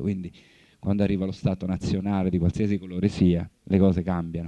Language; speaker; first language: Italian; native; Italian